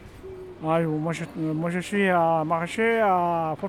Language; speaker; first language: French; non-native, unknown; Hmong